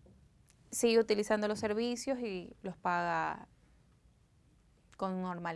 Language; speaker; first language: Spanish; native; Spanish